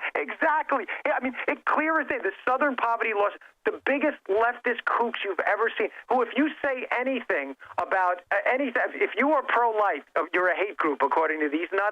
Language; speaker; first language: English; native; English